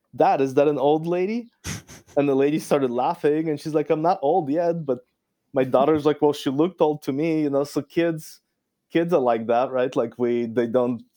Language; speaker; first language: English; early bilingual, other home language; Romanian